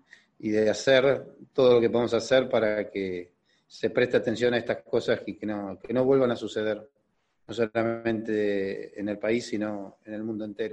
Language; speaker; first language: Spanish; native; Spanish